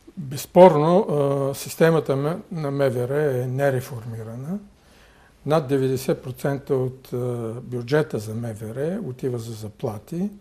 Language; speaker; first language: Bulgarian; native; Bulgarian